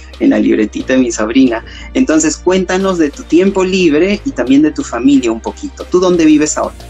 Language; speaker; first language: Spanish; native; Spanish